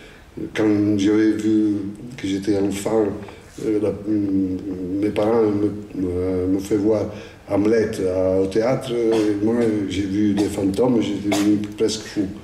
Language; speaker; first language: French; non-native, fluent; Italian